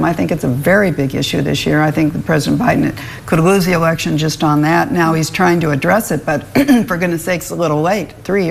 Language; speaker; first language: English; native; English